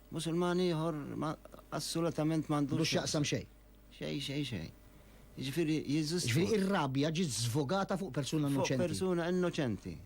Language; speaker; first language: Maltese; non-native, fluent; Arabic